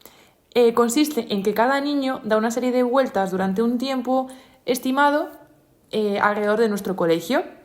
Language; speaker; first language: Spanish; native; Spanish